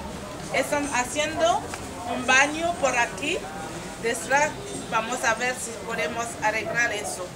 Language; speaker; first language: Spanish; non-native, fluent; Haitian Creole